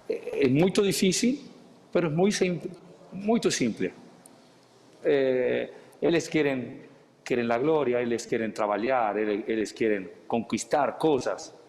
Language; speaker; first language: Portuguese; non-native, learner; Spanish